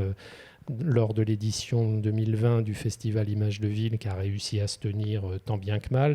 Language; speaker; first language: French; native; French